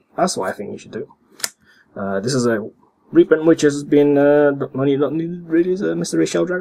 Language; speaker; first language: English; native; English